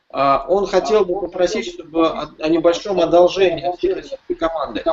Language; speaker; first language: Russian; native; Russian